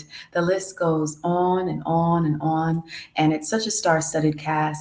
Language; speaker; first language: English; native; English